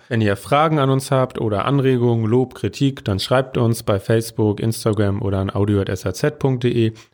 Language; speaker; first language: German; native; German